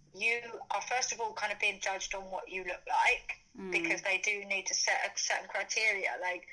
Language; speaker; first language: English; native; English